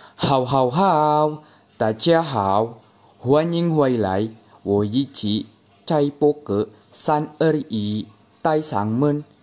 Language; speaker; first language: Chinese; non-native, learner; Indonesian